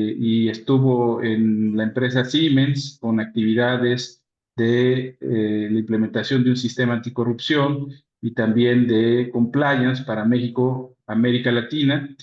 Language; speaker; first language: Spanish; native; Spanish